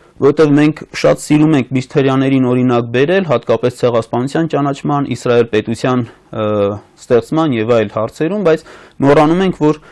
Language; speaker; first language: Armenian; native; Armenian